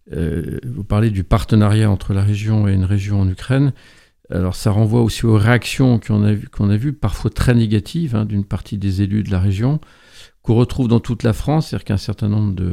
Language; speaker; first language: French; native; French